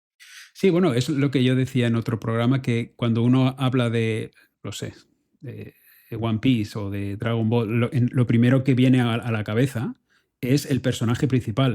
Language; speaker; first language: Spanish; native; Spanish